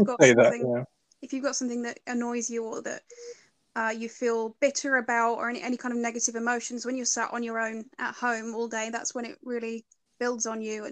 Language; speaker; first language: English; native; English